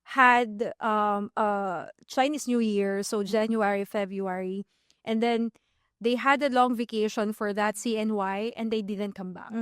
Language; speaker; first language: English; non-native, local second language; Filipino